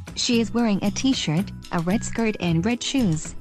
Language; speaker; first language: English; non-native, learner; Spanish